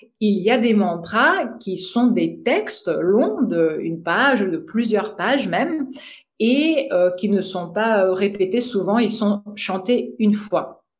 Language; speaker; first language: French; non-native, fluent; Russian